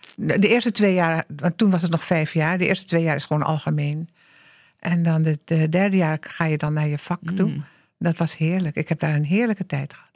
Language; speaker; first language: Dutch; early bilingual, heritage; Dutch